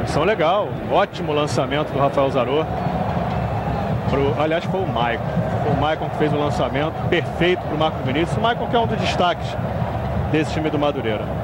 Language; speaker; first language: Portuguese; native; Portuguese